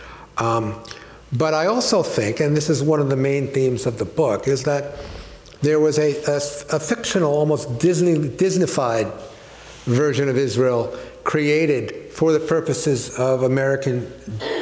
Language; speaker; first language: English; native; English